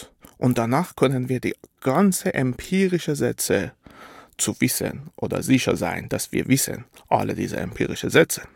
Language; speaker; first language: German; non-native, fluent; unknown